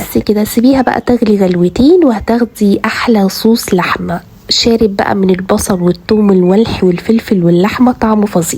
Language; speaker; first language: Arabic; native; Arabic